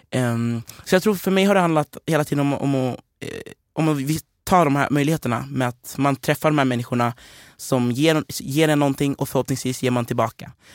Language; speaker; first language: Swedish; early bilingual, other home language; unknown